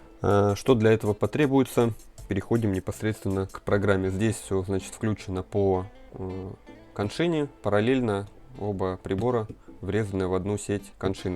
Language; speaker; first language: Russian; native; Russian